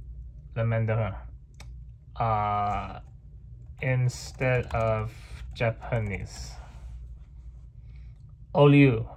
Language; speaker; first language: French; non-native, fluent; English